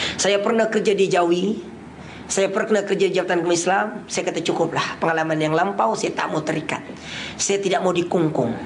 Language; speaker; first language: Malay; non-native, local second language; Central Dusun